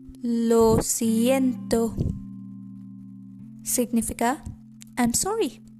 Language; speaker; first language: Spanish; non-native, learner; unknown